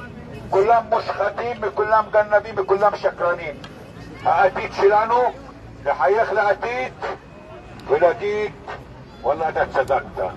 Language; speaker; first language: Hebrew; non-native, local second language; Arabic